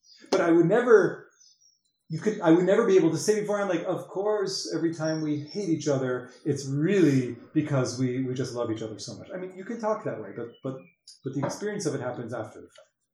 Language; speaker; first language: English; native; English